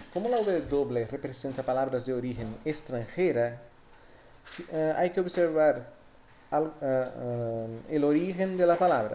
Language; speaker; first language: Spanish; non-native, fluent; Portuguese